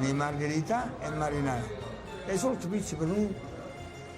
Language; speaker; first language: French; non-native, learner; Italian